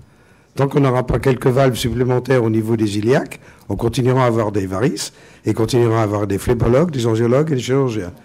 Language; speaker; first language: French; native; French